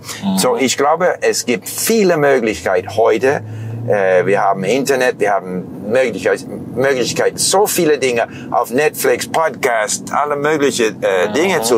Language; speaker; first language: German; non-native, fluent; English